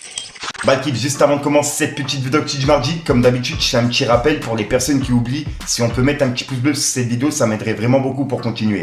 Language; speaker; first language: French; native; French